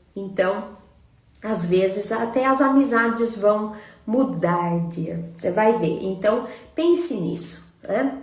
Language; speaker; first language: Portuguese; native; Portuguese